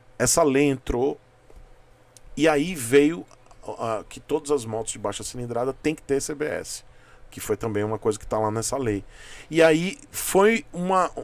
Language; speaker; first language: Portuguese; native; Portuguese